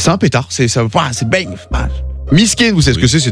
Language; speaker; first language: French; native; French